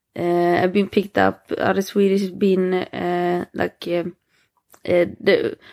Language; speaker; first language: English; non-native, fluent; Swedish